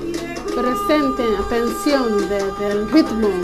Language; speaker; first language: Spanish; non-native, learner; Somali